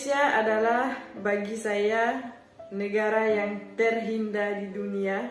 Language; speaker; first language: Indonesian; non-native, fluent; French